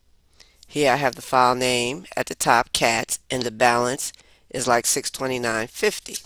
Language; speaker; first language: English; native; English